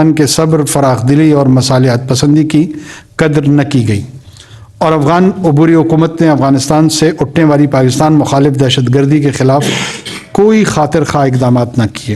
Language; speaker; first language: Urdu; non-native, local second language; Pashto